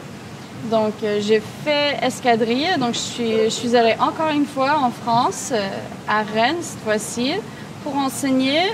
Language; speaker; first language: French; non-native, local second language; English